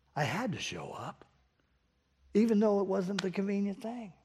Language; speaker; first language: English; native; English